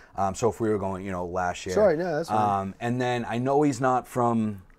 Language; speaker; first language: English; native; English